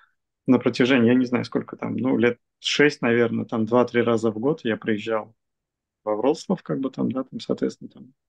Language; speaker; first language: Russian; native; Russian